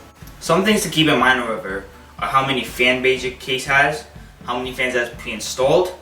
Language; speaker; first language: English; native; English